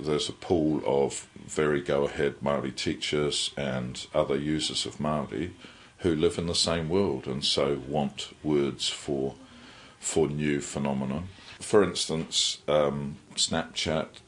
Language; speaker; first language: English; native; English